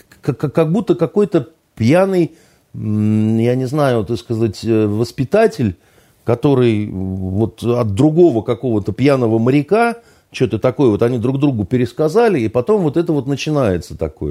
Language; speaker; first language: Russian; native; Russian